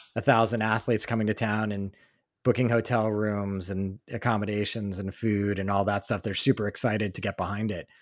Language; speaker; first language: English; native; English